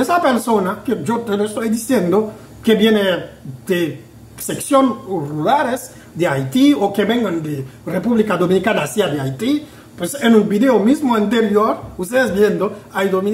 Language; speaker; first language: Spanish; non-native, fluent; Haitian Creole